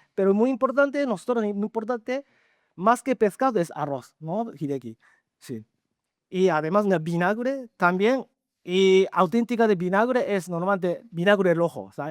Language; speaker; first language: Spanish; non-native, learner; Japanese